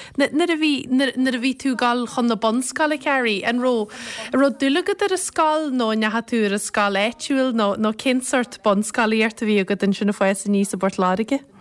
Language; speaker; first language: Irish; native; Irish